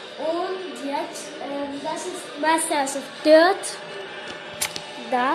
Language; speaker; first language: German; non-native, learner; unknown